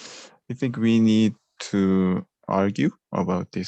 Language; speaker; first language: English; non-native, learner; Korean